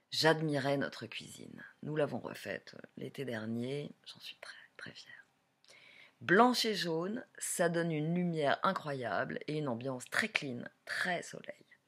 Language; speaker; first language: French; native; French